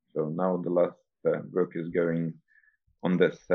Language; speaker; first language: English; non-native, fluent; Russian